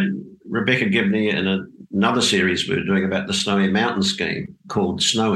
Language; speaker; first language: English; native; English